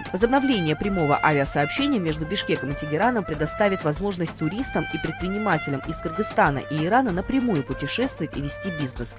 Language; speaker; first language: Russian; native; Russian